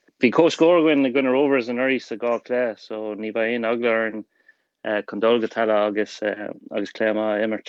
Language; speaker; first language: Irish; non-native, local second language; English